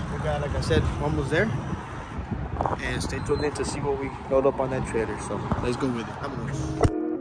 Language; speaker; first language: English; early bilingual, other home language; Spanish